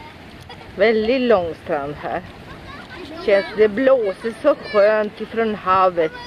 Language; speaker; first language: Swedish; non-native, fluent; Spanish